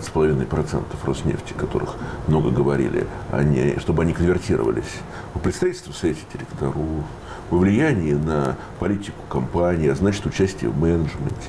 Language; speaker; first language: Russian; native; Russian